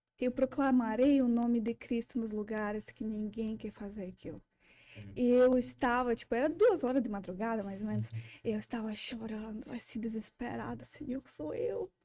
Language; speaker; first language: Portuguese; non-native, fluent; Ukrainian